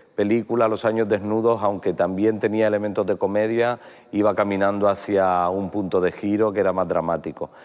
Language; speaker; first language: Spanish; native; Spanish